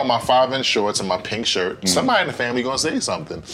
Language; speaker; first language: English; native; English